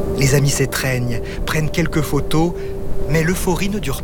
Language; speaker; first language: French; native; French